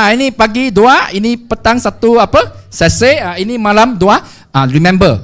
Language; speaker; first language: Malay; non-native, local second language; Chinese